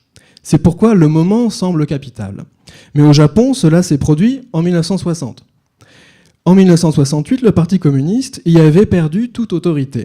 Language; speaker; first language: French; native; French